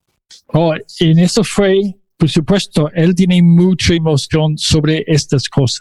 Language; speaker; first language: Spanish; non-native, fluent; English